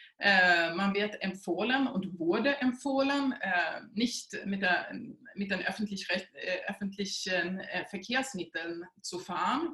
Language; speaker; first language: German; non-native, fluent; Swedish